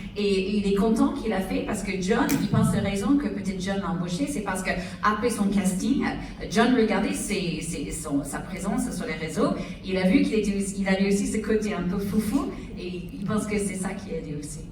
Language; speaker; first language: French; native; French